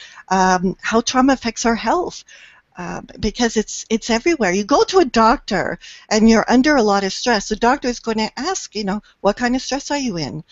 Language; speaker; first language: English; native; English